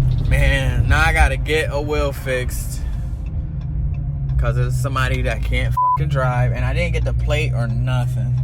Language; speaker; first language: English; native; English